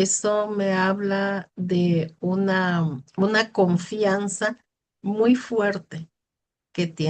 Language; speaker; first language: Spanish; native; Spanish